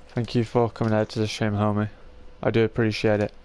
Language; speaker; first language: English; native; English